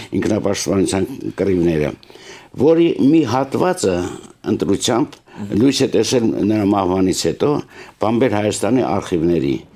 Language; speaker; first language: Armenian; native; Armenian